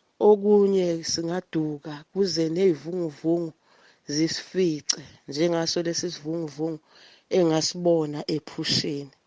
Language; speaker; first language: Zulu; native; Zulu